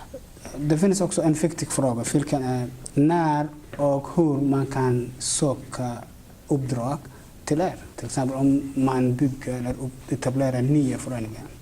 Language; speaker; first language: Swedish; non-native, learner; Somali